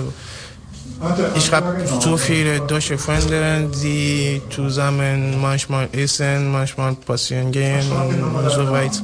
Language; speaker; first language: German; non-native, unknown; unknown